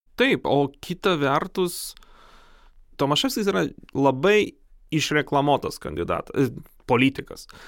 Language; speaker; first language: Lithuanian; non-native, local second language; Polish